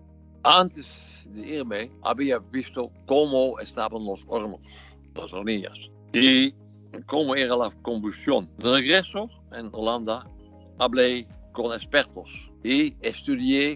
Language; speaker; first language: Spanish; non-native, fluent; Dutch